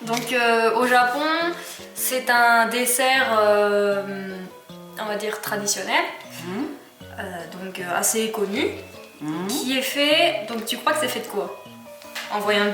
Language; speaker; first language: French; native; French